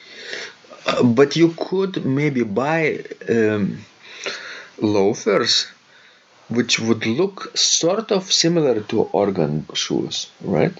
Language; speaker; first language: English; non-native, fluent; Lithuanian